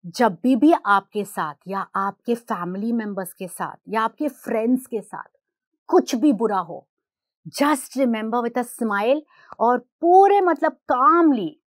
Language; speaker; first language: Hindi; non-native, local second language; Gujarati